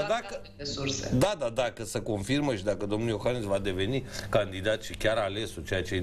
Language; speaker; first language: Romanian; native; Romanian